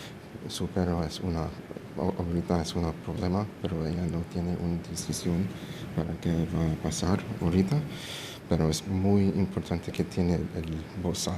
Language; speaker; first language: Spanish; early bilingual, heritage; English